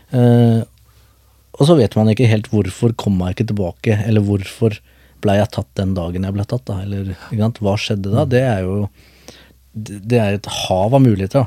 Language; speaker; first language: Norwegian; early bilingual, other home language; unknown